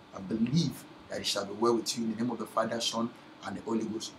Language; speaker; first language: English; non-native, local second language; Yoruba